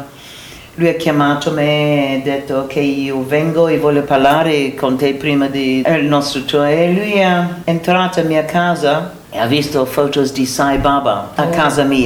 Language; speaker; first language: Italian; non-native, learner; English